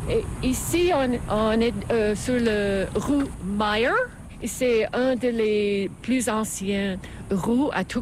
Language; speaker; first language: French; non-native, fluent; English